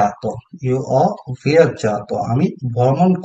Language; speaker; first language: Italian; non-native, fluent; Bangla